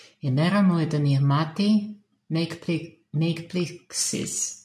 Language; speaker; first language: Greek; non-native, learner; Russian